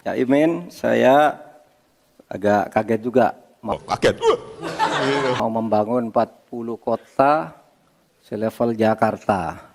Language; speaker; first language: Indonesian; native; Indonesian